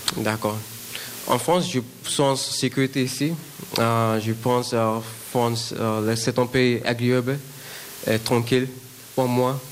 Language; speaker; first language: French; non-native, learner; Bangla